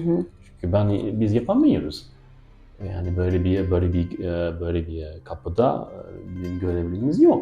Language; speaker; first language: Turkish; non-native, fluent; French